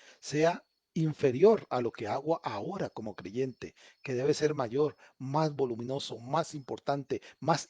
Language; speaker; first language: Spanish; native; Spanish